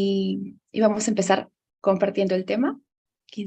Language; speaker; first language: Spanish; native; Spanish